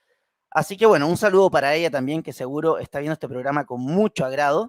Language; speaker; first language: Spanish; native; Spanish